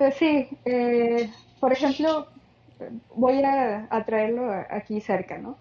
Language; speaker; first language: Spanish; native; Spanish